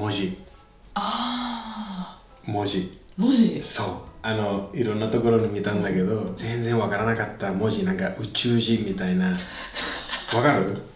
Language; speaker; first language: Japanese; non-native, fluent; Spanish